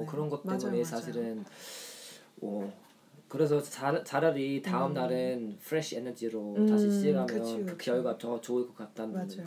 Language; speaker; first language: Korean; non-native, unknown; German